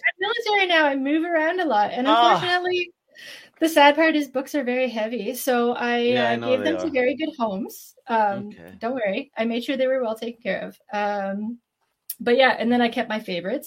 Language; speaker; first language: English; native; English